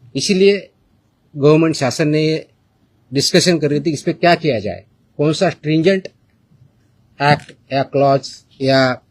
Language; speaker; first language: Hindi; non-native, local second language; Marathi